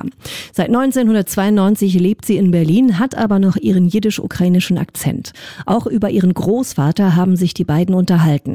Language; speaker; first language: German; native; German